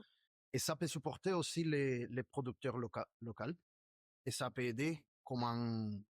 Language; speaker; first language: French; non-native, fluent; Spanish